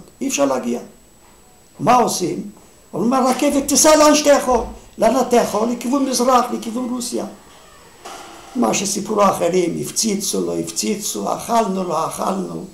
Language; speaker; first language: Hebrew; non-native, fluent; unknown